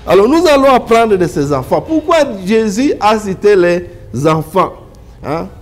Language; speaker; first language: French; non-native, local second language; Swahili